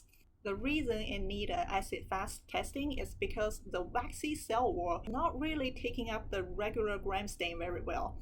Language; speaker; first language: English; non-native, fluent; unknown